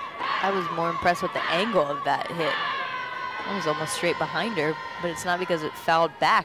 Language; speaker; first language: English; native; English